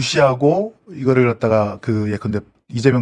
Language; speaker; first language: Korean; native; Korean